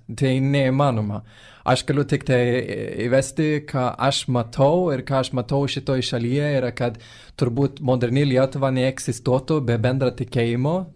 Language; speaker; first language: Lithuanian; non-native, fluent; Swedish